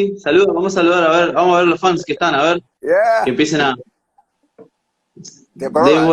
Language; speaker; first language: Spanish; native; Spanish